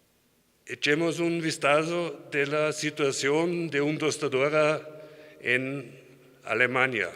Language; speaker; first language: Spanish; non-native, learner; German